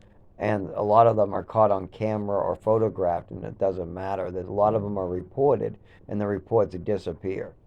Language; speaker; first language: English; native; English